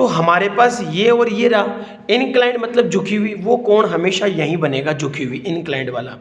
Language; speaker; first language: Hindi; native; Hindi